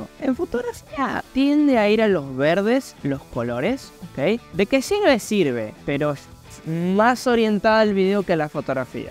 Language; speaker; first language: Spanish; native; Spanish